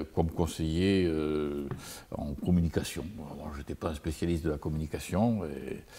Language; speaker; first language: French; native; French